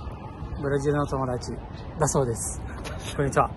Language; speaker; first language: Japanese; non-native, fluent; Portuguese